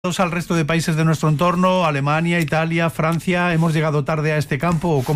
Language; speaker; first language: Spanish; native; Spanish